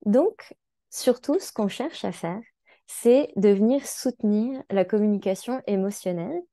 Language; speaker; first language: French; native; French